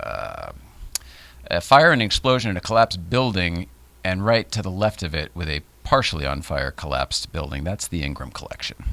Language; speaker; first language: English; native; English